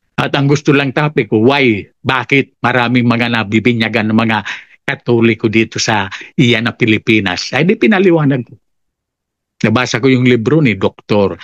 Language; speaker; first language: Filipino; non-native, local second language; Bikol